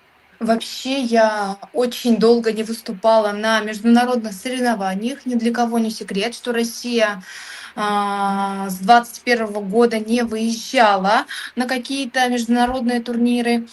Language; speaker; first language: Russian; native; Russian